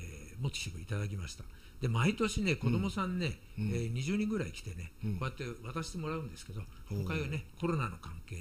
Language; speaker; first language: Japanese; native; Japanese